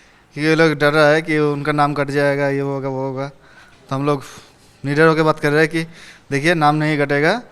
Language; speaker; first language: Hindi; non-native, local second language; Bangla